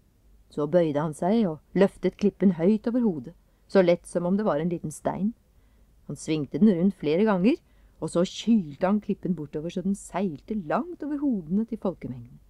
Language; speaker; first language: Norwegian; native; Norwegian